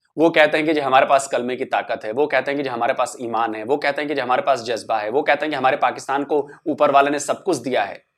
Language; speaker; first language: Hindi; native; Hindi